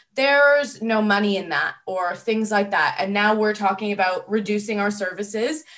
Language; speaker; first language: English; native; English